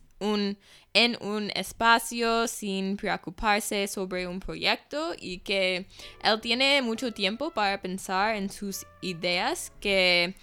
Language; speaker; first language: Spanish; non-native, fluent; English